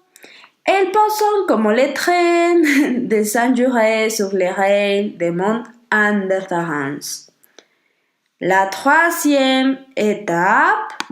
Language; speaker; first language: French; non-native, learner; Spanish